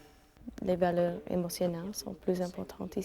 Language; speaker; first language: French; non-native, fluent; English